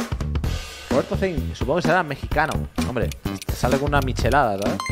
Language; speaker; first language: Spanish; native; Spanish